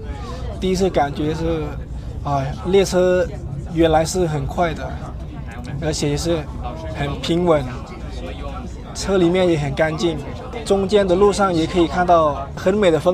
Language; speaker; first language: Chinese; non-native, fluent; Lao